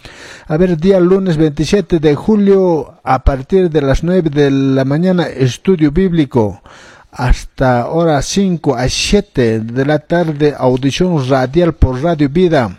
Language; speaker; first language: Spanish; non-native, local second language; Quechua